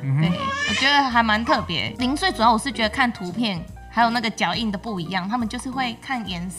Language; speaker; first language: Chinese; native; Chinese